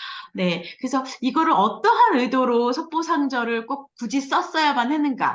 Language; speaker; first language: Korean; native; Korean